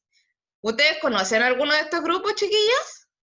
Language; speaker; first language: Spanish; native; Spanish